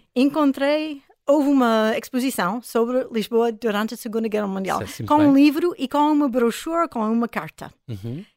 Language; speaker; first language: Portuguese; non-native, fluent; English